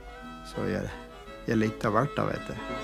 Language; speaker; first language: Norwegian; early bilingual, heritage; English